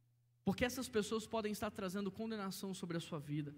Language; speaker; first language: Portuguese; native; Portuguese